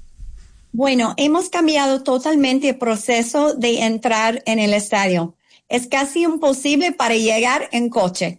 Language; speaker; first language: Spanish; non-native, fluent; English